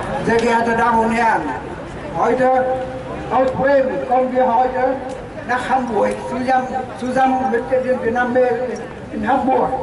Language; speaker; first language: German; non-native, learner; Vietnamese